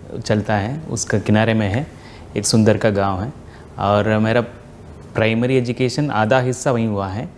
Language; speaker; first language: Hindi; non-native, local second language; Tamil